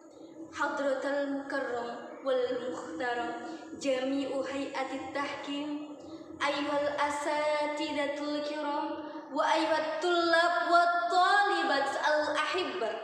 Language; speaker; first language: Arabic; non-native, fluent; Indonesian